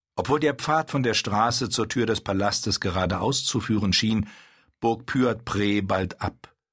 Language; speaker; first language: German; native; German